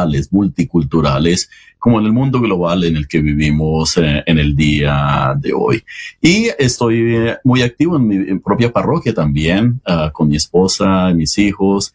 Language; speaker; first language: Spanish; native; Spanish